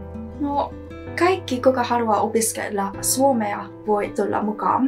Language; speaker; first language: Finnish; non-native, learner; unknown